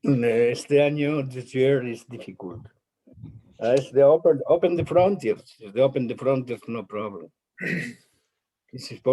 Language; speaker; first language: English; non-native, learner; Spanish